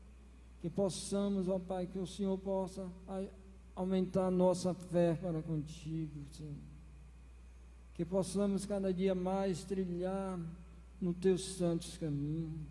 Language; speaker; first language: Portuguese; native; Portuguese